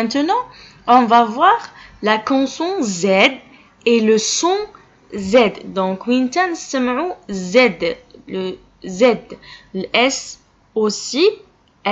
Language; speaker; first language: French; non-native, local second language; Arabic